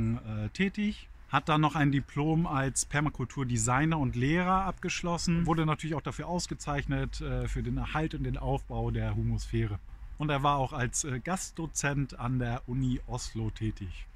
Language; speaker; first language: German; native; German